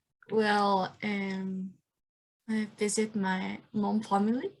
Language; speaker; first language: English; non-native, learner; Spanish